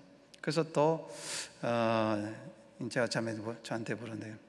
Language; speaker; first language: Korean; non-native, learner; Spanish